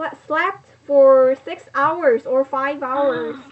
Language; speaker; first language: English; non-native, learner; Korean